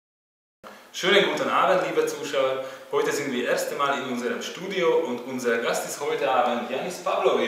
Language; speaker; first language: German; native; German